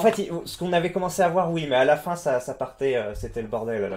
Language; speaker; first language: French; native; French